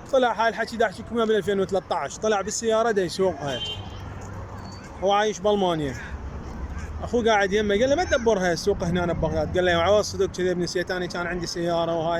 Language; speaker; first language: Arabic; native; Arabic